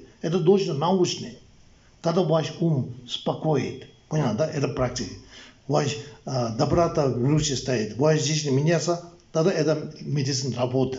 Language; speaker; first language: Russian; non-native, learner; Tibetan